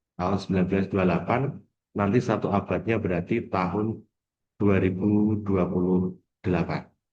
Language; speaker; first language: Indonesian; non-native, local second language; Javanese